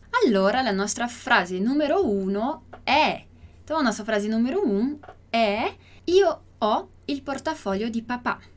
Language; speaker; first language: Italian; non-native, fluent; Portuguese